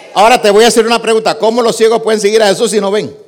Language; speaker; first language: Spanish; early bilingual, heritage; Spanish